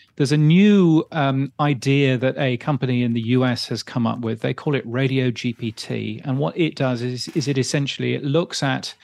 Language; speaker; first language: English; native; English